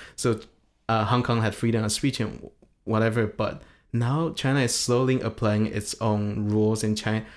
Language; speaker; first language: English; non-native, fluent; Chinese